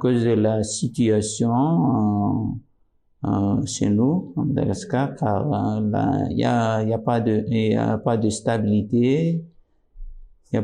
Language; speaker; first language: French; non-native, local second language; Malagasy